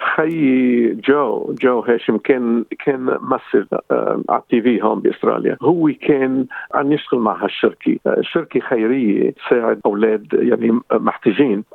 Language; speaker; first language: Arabic; early bilingual, heritage; Arabic